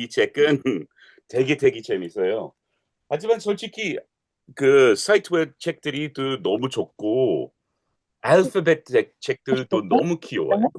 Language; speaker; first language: Korean; non-native, learner; English